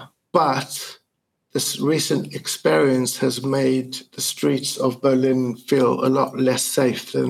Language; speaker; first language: English; native; English